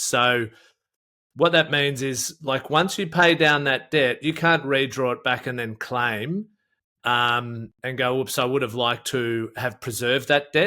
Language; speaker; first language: English; native; English